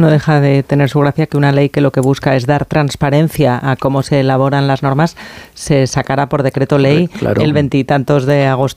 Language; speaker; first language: Spanish; native; Spanish